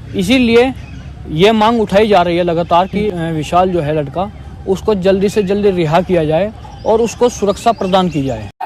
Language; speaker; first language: Hindi; native; Hindi